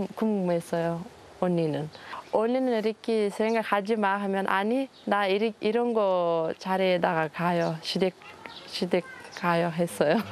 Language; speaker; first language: Korean; non-native, learner; Uzbek